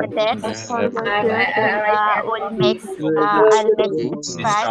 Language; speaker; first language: English; non-native, learner; Bangla